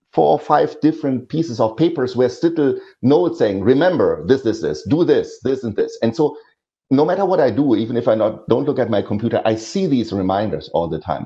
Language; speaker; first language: English; non-native, fluent; German